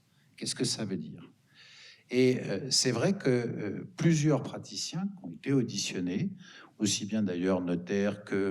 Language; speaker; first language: French; native; French